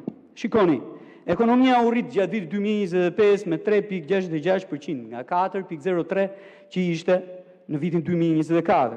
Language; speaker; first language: Albanian; native; Albanian